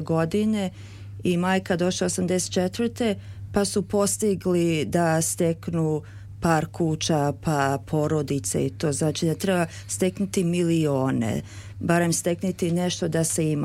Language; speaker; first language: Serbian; early bilingual, heritage; Serbian